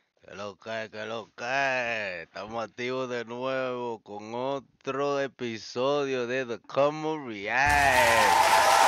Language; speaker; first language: Spanish; early bilingual, other home language; English